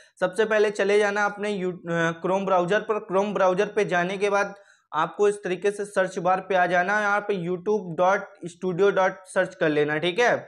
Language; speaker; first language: Hindi; native; Hindi